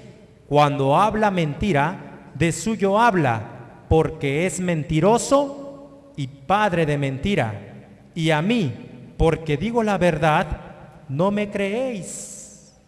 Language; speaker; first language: Spanish; native; Spanish